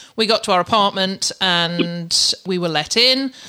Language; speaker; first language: English; native; English